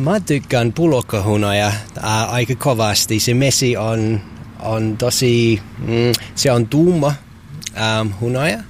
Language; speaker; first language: Finnish; non-native, learner; English